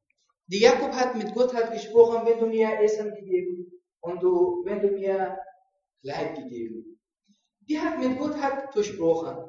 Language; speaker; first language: German; non-native, learner; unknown